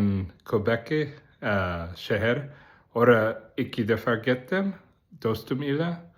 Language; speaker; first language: Turkish; non-native, learner; Azerbaijani